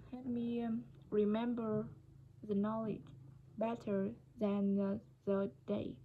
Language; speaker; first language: English; non-native, learner; Vietnamese